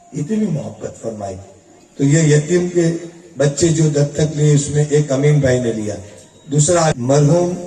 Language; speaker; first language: Urdu; non-native, local second language; Gujarati